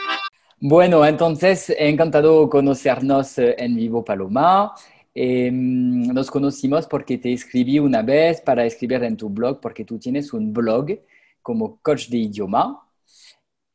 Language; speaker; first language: Spanish; non-native, fluent; French